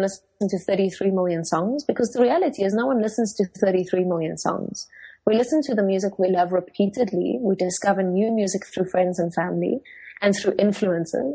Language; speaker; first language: English; non-native, local second language; Afrikaans